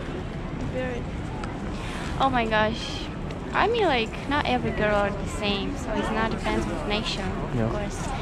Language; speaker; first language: English; non-native, learner; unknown